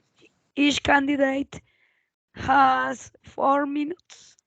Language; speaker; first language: English; non-native, learner; Spanish